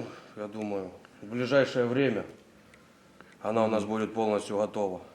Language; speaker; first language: Russian; native; Russian